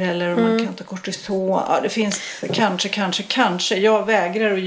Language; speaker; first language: Swedish; native; Swedish